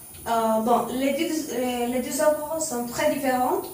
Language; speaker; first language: French; non-native, learner; Spanish